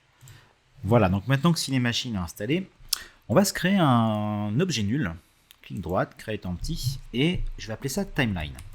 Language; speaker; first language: French; native; French